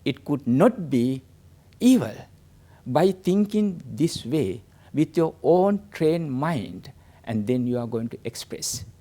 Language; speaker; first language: English; non-native, local second language; Sinhala